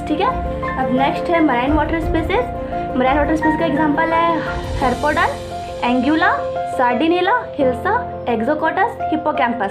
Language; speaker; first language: Hindi; native; Hindi